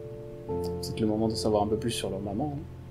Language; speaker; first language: French; native; French